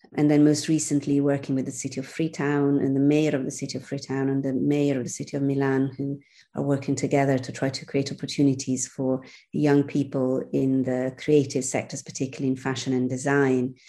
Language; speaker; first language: English; non-native, fluent; Italian